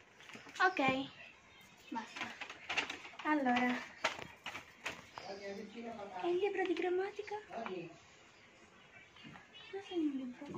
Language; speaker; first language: Italian; early bilingual, other home language; Filipino